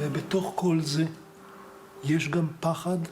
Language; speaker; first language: Hebrew; native; Hebrew